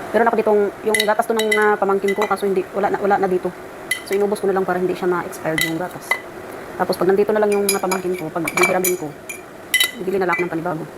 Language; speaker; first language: Filipino; non-native, local second language; Cebuano